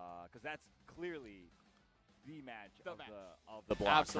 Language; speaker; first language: English; native; English